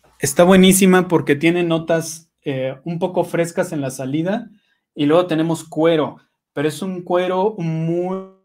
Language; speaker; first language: Spanish; native; Spanish